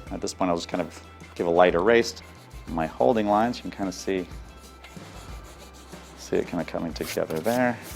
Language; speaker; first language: English; native; English